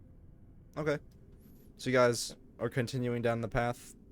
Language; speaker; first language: English; native; English